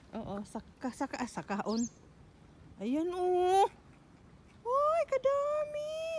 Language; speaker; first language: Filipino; non-native, local second language; Cebuano